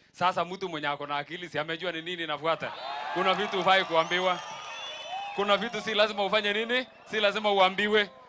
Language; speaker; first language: Swahili; native; Swahili